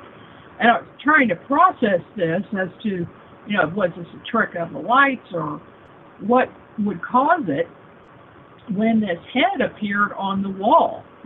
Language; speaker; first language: English; native; English